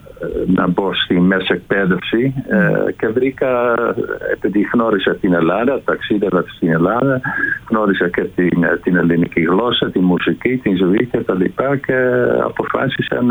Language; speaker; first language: Greek; non-native, fluent; Dutch